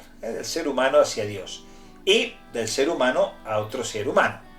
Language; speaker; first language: Spanish; native; Spanish